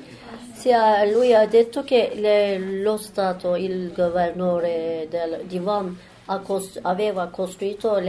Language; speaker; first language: Italian; non-native, learner; Turkish